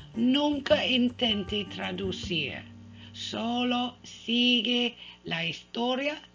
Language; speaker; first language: Spanish; non-native, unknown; English